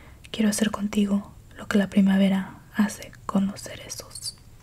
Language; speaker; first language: Spanish; early bilingual, heritage; Spanish